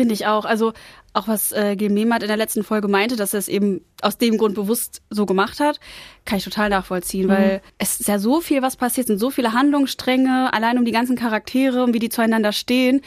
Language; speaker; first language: German; native; German